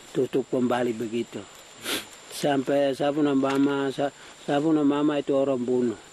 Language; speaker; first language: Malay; non-native, local second language; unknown